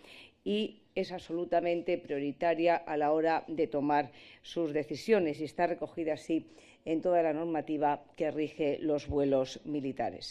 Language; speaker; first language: Spanish; native; Spanish